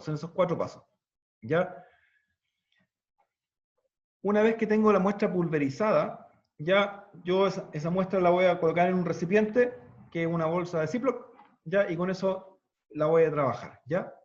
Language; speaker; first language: Spanish; native; Spanish